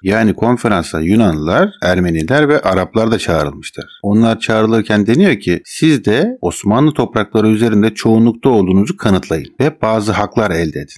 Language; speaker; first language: Turkish; native; Turkish